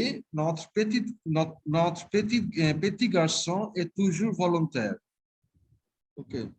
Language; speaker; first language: French; non-native, fluent; Bangla